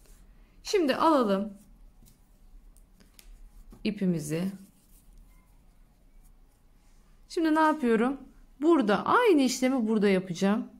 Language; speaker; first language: Turkish; native; Turkish